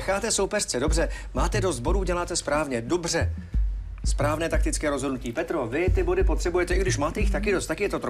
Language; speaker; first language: Czech; native; Czech